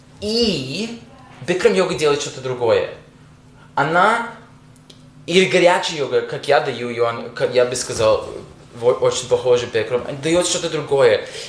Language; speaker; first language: Russian; non-native, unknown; English